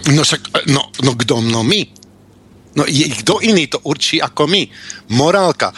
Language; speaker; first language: Slovak; native; Slovak